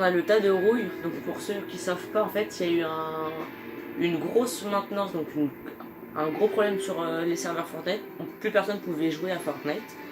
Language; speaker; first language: French; native; French